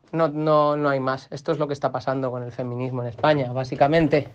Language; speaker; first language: Spanish; native; Spanish